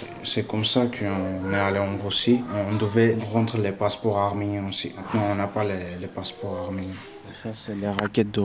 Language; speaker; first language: French; non-native, learner; Armenian